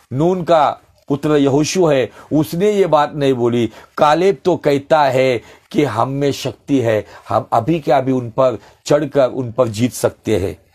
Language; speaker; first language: Hindi; non-native, local second language; Marathi